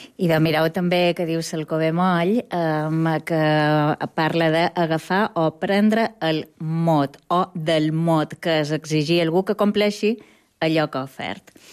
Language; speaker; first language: Catalan; native; Catalan